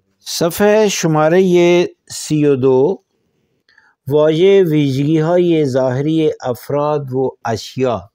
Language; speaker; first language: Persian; non-native, fluent; Urdu